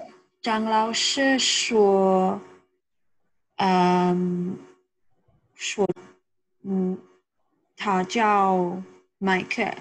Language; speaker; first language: Chinese; non-native, learner; English